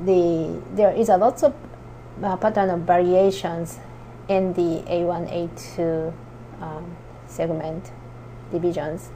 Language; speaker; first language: English; non-native, fluent; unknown